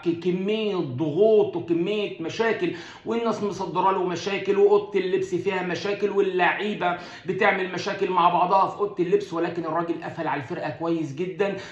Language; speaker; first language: Arabic; native; Arabic